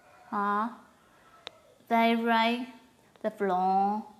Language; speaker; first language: English; non-native, learner; Vietnamese